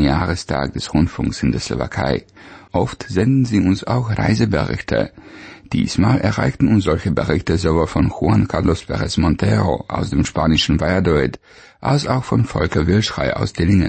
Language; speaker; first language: German; native; German